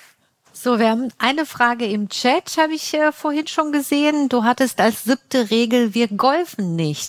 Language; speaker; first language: German; native; German